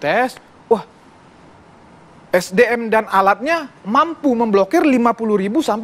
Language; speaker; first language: Indonesian; native; Indonesian